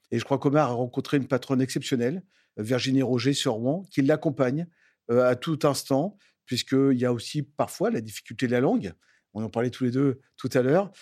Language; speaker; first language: French; native; French